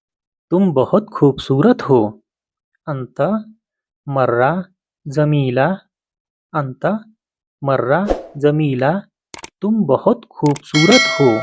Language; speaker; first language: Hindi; native; Hindi